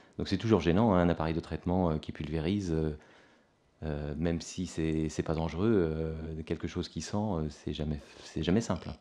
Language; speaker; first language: French; native; French